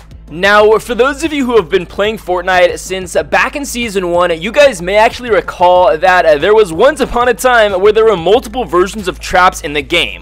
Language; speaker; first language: English; native; English